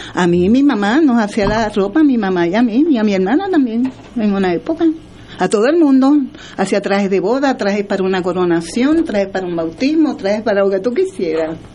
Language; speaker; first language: Spanish; native; Spanish